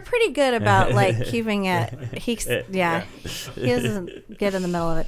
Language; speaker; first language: English; native; English